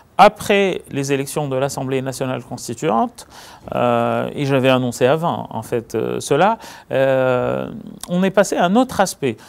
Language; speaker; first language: French; native; French